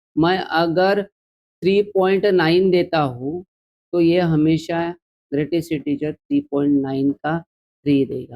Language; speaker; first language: Hindi; non-native, local second language; Marathi